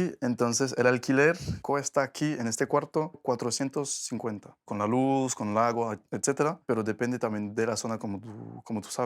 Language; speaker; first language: Spanish; non-native, fluent; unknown